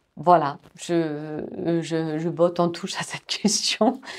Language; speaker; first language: French; non-native, fluent; German